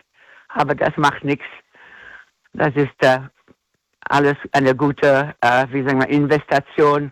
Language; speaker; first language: German; non-native, fluent; English